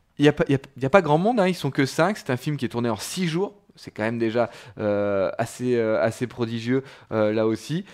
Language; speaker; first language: French; native; French